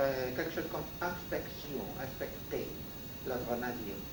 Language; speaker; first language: French; non-native, fluent; Russian